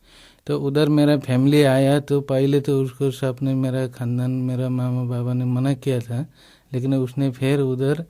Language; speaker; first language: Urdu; non-native, learner; Nepali